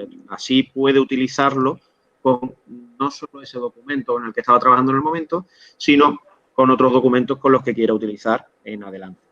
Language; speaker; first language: Spanish; native; Spanish